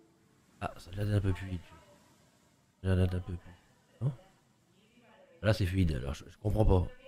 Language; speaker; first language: French; native; French